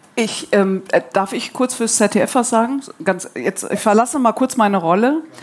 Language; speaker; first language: German; early bilingual, other home language; Arabic